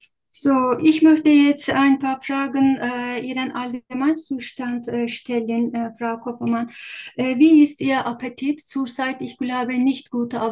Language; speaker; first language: German; non-native, learner; Turkish